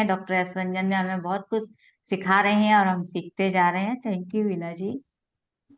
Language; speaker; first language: Hindi; native; Hindi